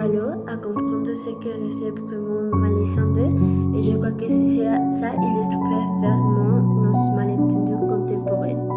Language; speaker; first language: French; non-native, learner; Spanish